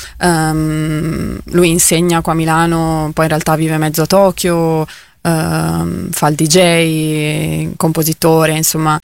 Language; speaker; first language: Italian; native; Italian